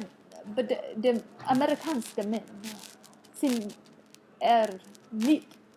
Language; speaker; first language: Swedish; non-native, learner; English